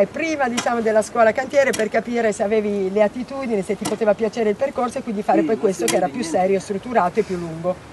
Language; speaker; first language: Italian; native; Italian